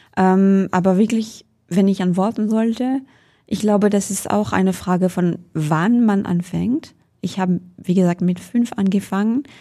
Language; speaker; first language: German; non-native, fluent; French